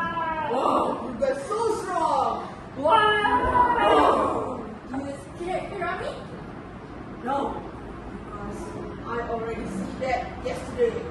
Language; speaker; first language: English; non-native, learner; Malay